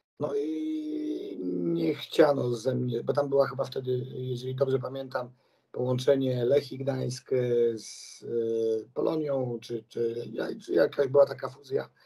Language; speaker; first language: Polish; native; Polish